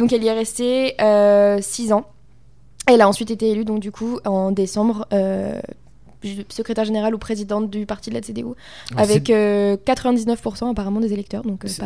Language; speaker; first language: French; native; French